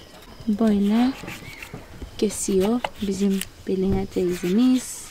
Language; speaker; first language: Turkish; non-native, fluent; Portuguese